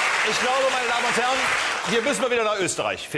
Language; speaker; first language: German; native; German